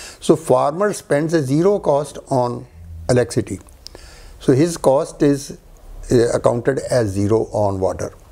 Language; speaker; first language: English; non-native, local second language; Punjabi